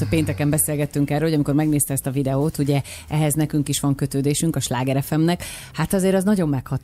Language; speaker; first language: Hungarian; native; Hungarian